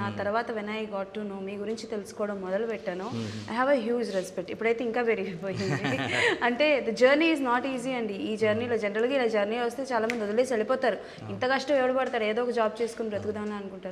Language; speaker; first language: Telugu; native; Telugu